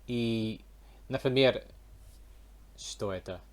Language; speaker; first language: Russian; non-native, learner; English